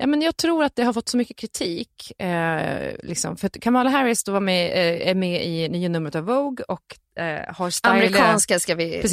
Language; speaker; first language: Swedish; native; Swedish